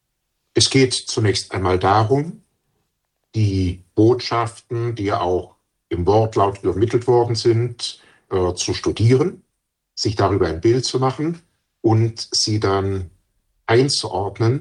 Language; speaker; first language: German; native; German